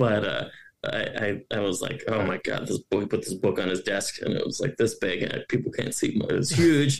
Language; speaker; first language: English; native; English